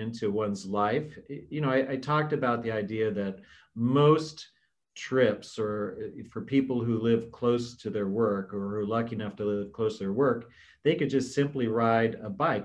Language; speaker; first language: English; native; English